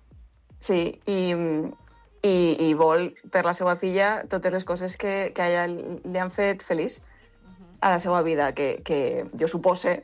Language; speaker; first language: Catalan; non-native, local second language; Spanish